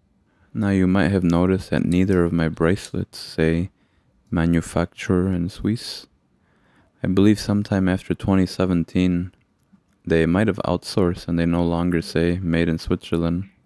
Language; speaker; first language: English; native; English